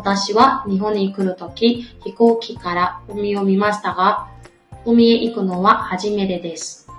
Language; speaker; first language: Japanese; non-native, fluent; Burmese